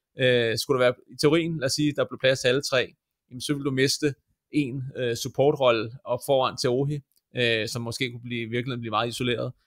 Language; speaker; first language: Danish; native; Danish